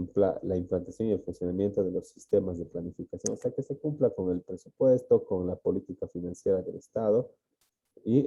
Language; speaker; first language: Spanish; native; Spanish